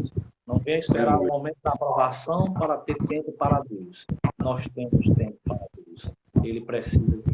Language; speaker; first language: Portuguese; native; Portuguese